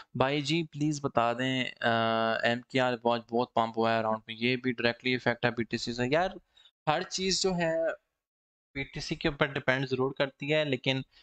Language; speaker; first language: Hindi; native; Hindi